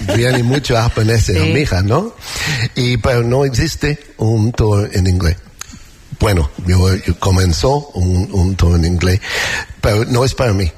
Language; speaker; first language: Spanish; non-native, learner; English